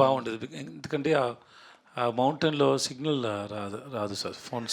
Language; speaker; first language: Telugu; non-native, learner; Tamil